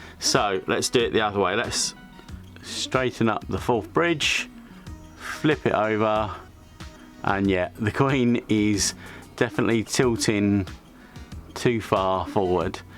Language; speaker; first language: English; native; English